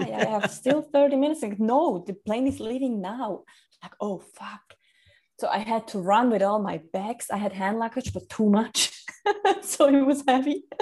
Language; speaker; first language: English; non-native, fluent; Swiss German